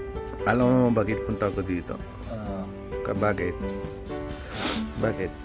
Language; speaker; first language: Filipino; non-native, learner; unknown